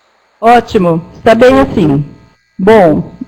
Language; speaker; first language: Portuguese; native; Portuguese